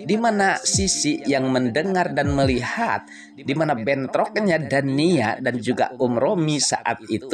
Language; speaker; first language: Indonesian; native; Indonesian